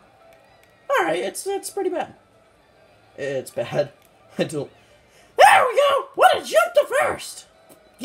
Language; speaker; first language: English; native; English